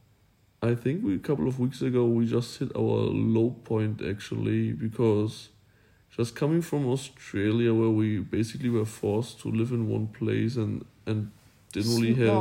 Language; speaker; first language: English; non-native, fluent; German